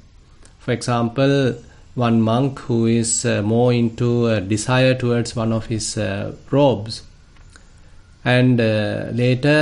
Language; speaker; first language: English; non-native, local second language; Sinhala